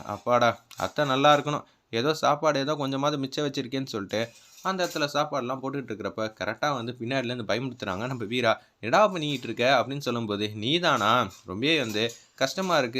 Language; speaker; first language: Tamil; native; Tamil